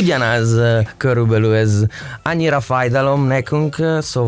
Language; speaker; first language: Hungarian; non-native, learner; Italian